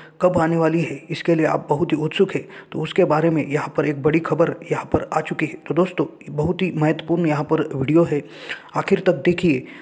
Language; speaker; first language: Hindi; non-native, local second language; Marathi